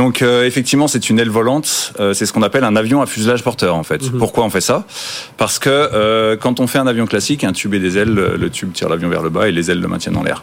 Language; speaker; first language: French; native; French